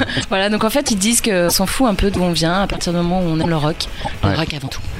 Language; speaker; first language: French; native; French